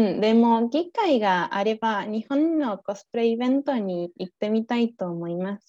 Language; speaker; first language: Japanese; non-native, learner; Spanish